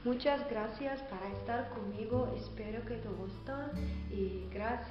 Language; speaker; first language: Spanish; non-native, learner; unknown